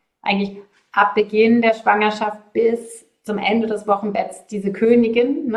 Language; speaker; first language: German; native; German